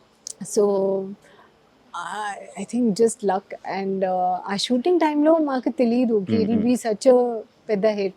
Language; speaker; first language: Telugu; non-native, local second language; Hindi